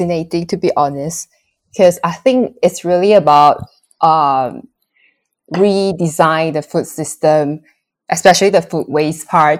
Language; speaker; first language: English; non-native, local second language; Chinese